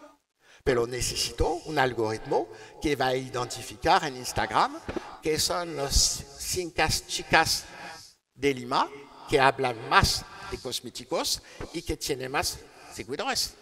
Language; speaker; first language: Spanish; non-native, learner; French